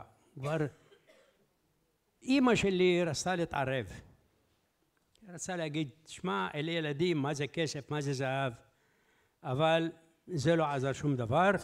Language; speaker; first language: Hebrew; early bilingual, other home language; Arabic